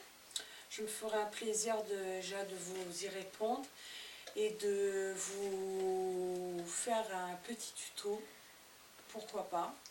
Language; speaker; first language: French; native; French